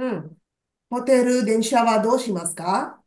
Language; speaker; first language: Japanese; non-native, fluent; Tamil